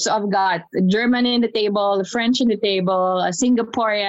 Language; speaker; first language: English; non-native, local second language; Filipino